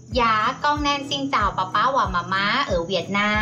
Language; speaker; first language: Vietnamese; non-native, learner; Thai